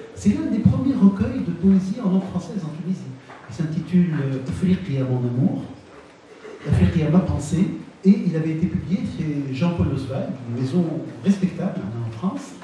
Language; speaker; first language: French; non-native, local second language; Arabic